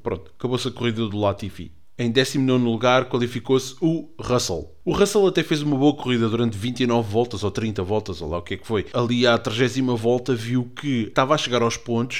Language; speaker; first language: Portuguese; native; Portuguese